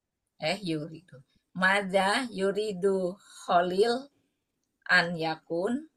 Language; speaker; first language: Arabic; non-native, learner; Indonesian